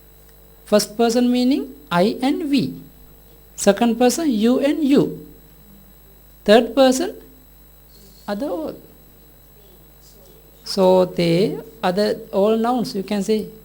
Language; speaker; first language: English; non-native, learner; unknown